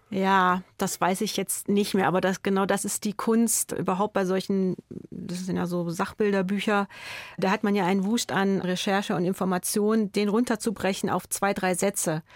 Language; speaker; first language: German; native; German